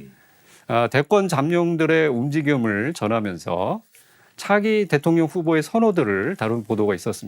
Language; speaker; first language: Korean; native; Korean